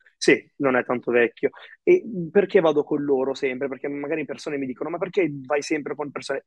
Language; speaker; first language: Italian; early bilingual, other home language; Arabic